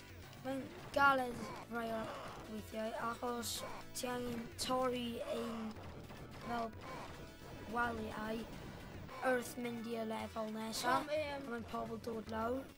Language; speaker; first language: Welsh; non-native, local second language; English